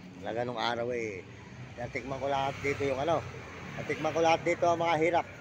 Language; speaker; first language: Filipino; native; Filipino